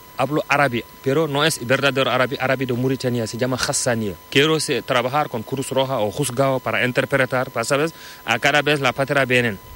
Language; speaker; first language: Spanish; non-native, learner; Fula